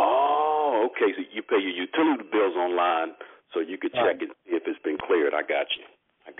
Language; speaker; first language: English; native; English